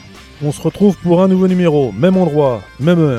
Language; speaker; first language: French; native; French